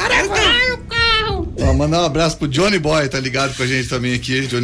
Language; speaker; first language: Portuguese; native; Portuguese